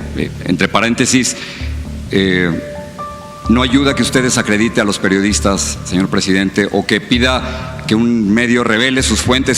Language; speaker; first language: Spanish; native; Spanish